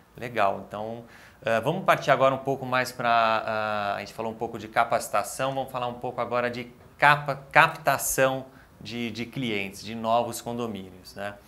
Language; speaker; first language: Portuguese; native; Portuguese